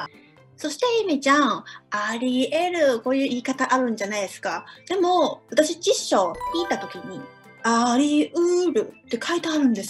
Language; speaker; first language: Japanese; non-native, fluent; Cantonese